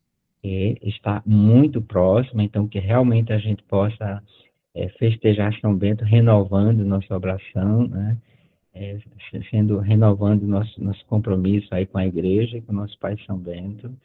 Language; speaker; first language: Portuguese; native; Portuguese